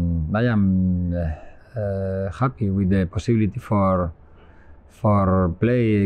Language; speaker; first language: English; non-native, learner; Spanish